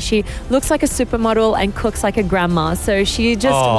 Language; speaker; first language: English; native; English